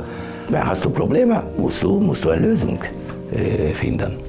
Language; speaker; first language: German; non-native, learner; Hungarian